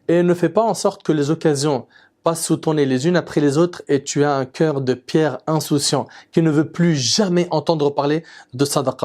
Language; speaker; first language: French; native; French